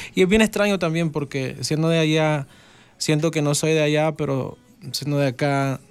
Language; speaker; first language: Spanish; early bilingual, heritage; Spanish